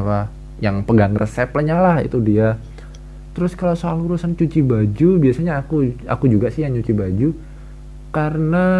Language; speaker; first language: Indonesian; native; Indonesian